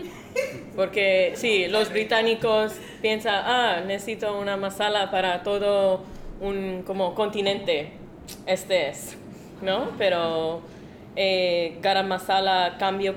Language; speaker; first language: Spanish; non-native, learner; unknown